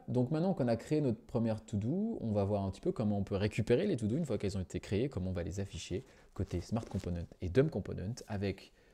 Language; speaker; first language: French; native; French